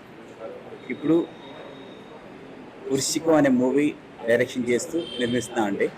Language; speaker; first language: Telugu; native; Telugu